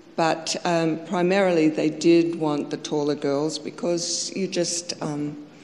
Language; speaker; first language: English; native; English